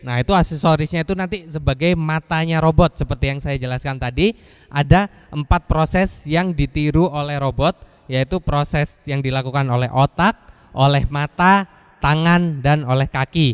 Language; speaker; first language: Indonesian; native; Indonesian